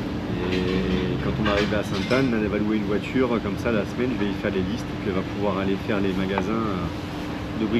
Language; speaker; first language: French; native; French